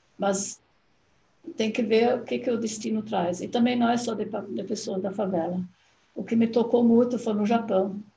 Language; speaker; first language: Portuguese; non-native, fluent; German